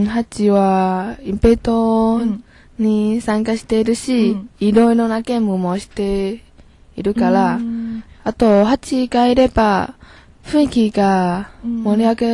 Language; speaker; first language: Japanese; non-native, learner; Chinese